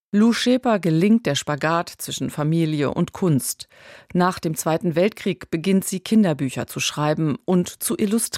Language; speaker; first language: German; native; German